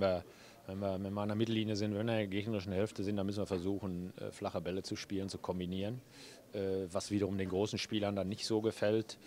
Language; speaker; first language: German; native; German